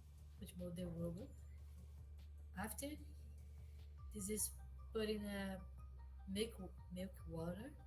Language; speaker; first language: English; non-native, learner; Portuguese